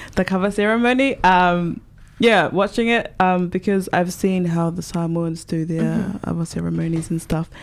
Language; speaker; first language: English; native; English